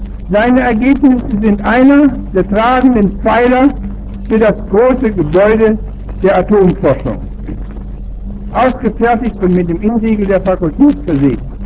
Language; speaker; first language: German; native; German